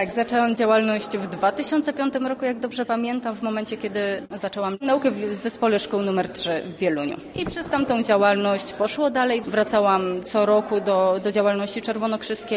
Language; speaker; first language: Polish; native; Polish